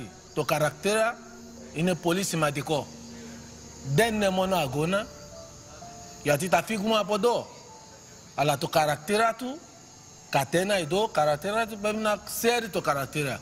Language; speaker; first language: Greek; non-native, learner; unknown